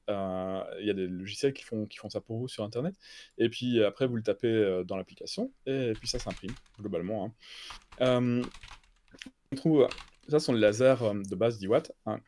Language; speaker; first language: French; native; French